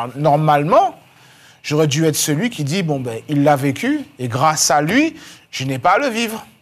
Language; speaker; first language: French; native; French